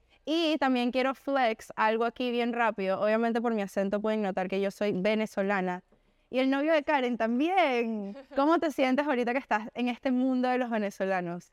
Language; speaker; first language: Spanish; native; Spanish